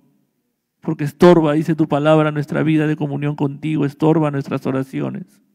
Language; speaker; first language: Spanish; native; Spanish